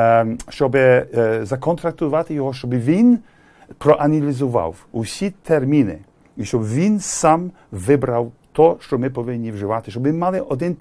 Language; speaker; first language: Ukrainian; early bilingual, heritage; English